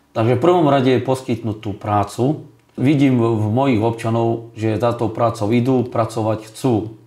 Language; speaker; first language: Slovak; native; Slovak